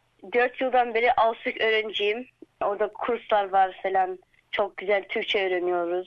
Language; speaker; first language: Turkish; early bilingual, heritage; Turkish